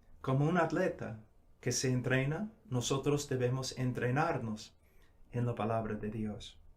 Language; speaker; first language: Spanish; non-native, fluent; English